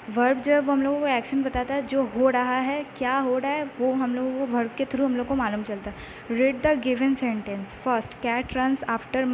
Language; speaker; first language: Hindi; native; Hindi